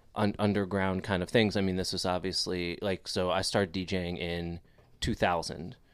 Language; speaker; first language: English; native; English